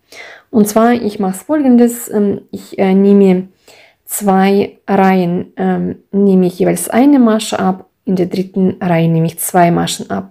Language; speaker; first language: German; non-native, fluent; Russian